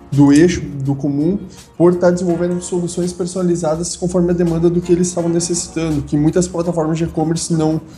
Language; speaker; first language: Portuguese; native; Portuguese